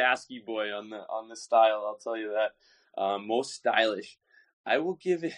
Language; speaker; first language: English; native; English